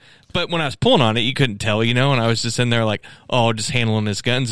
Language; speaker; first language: English; native; English